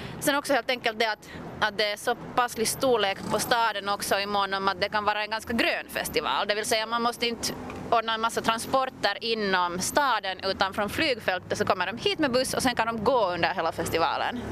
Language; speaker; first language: Swedish; native; Swedish